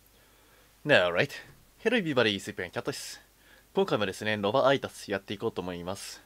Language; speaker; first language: Japanese; native; Japanese